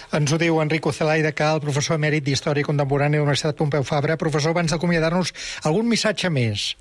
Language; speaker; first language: Catalan; native; Catalan